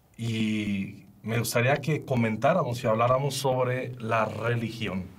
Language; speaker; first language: Spanish; native; Spanish